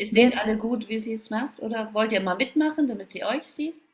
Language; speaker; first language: German; native; German